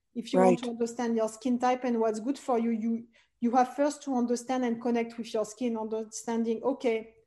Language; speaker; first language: English; non-native, fluent; French